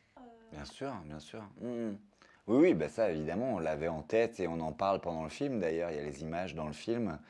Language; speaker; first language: French; native; French